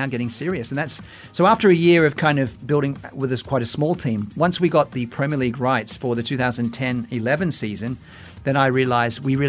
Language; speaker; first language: English; native; English